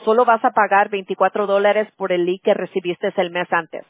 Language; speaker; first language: Spanish; early bilingual, other home language; English